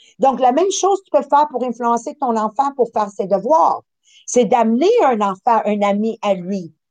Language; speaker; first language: French; native; French